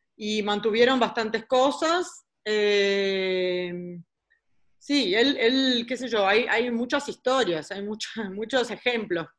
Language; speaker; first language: Spanish; early bilingual, heritage; Spanish